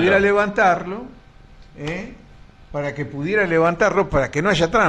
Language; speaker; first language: Spanish; native; Spanish